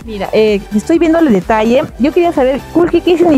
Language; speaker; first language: Spanish; native; Spanish